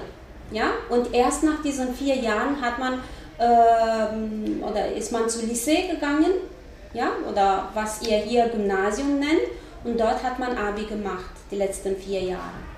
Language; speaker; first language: German; non-native, fluent; Romanian